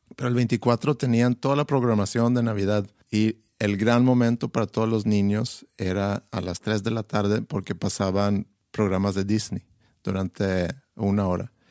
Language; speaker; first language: Spanish; non-native, fluent; Swedish